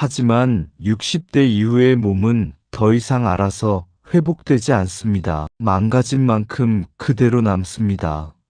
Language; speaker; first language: Korean; native; Korean